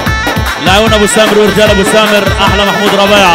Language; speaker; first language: Arabic; native; Arabic